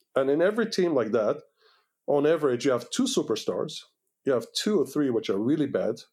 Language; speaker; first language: English; non-native, fluent; Hebrew